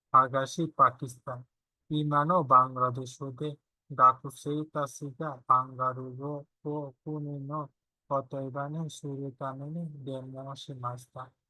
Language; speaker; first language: Japanese; non-native, learner; Bangla